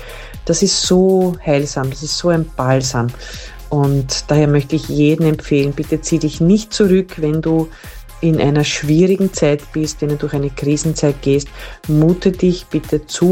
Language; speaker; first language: German; native; German